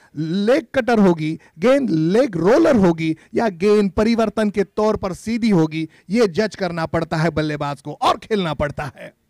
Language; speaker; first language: Hindi; non-native, local second language; Marathi